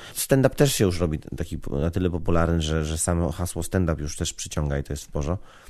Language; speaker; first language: Polish; native; Polish